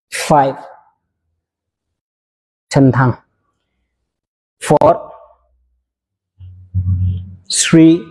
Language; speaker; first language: Vietnamese; non-native, learner; Hindi